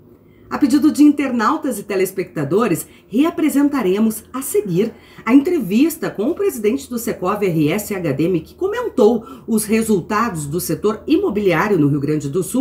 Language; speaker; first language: Portuguese; native; Portuguese